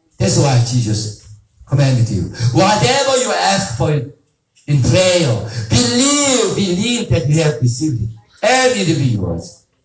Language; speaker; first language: English; non-native, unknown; Korean